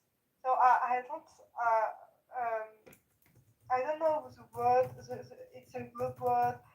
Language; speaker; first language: English; non-native, learner; French